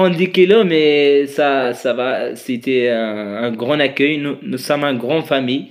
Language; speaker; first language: French; non-native, learner; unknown